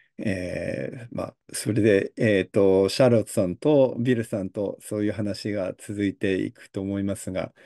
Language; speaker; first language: Japanese; early bilingual, heritage; Japanese